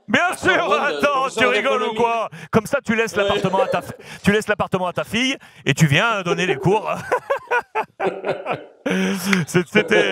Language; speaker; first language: French; native; French